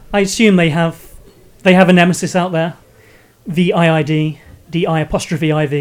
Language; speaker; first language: English; native; English